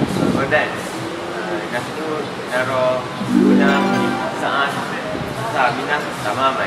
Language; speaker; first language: Arabic; non-native, learner; Malay